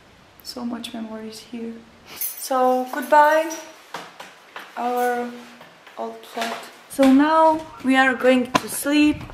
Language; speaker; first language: English; non-native, learner; Czech